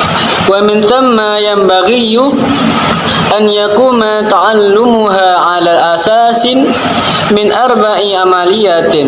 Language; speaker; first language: Arabic; non-native, learner; Indonesian